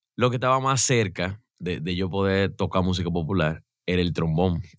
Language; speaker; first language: Spanish; native; Spanish